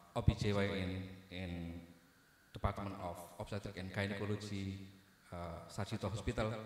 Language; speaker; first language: English; non-native, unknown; Indonesian